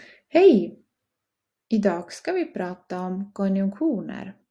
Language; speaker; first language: Swedish; non-native, fluent; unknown